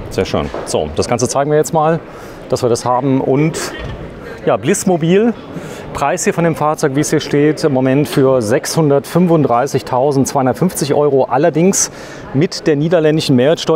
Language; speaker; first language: German; native; German